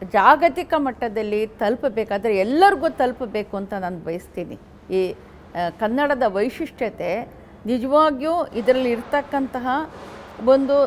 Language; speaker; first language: Kannada; non-native, local second language; Urdu